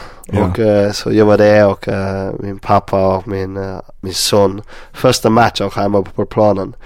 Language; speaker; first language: Swedish; non-native, learner; English